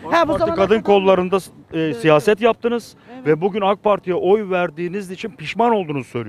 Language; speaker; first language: Turkish; native; Turkish